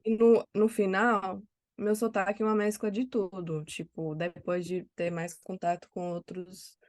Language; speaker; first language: Portuguese; non-native, fluent; English